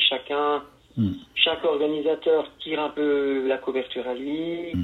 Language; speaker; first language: French; native; French